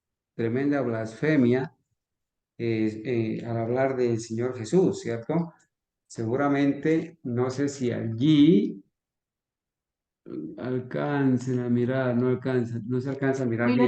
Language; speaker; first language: Spanish; native; Spanish